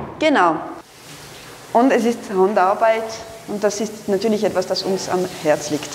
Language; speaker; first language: German; non-native, local second language; French